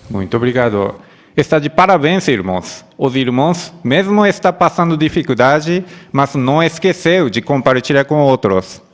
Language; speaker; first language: Portuguese; non-native, fluent; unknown